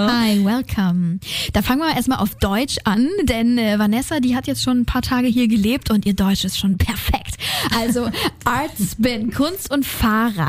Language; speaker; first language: German; native; German